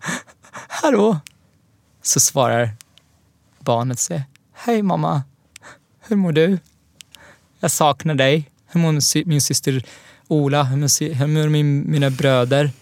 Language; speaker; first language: Swedish; non-native, fluent; Arabic